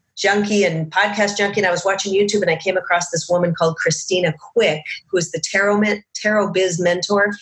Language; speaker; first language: English; native; English